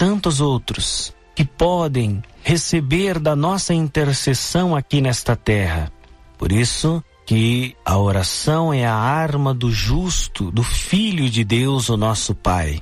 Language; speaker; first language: Portuguese; native; Portuguese